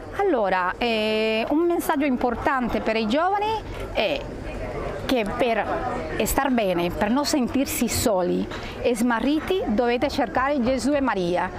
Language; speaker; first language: Italian; non-native, fluent; Spanish